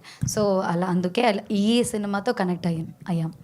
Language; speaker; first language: Telugu; non-native, fluent; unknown